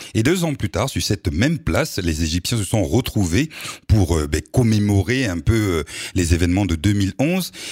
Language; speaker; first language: French; native; French